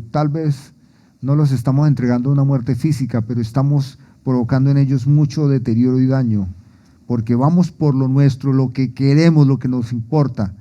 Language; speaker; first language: Spanish; native; Spanish